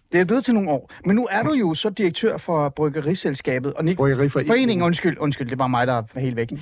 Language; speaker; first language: Danish; non-native, fluent; Persian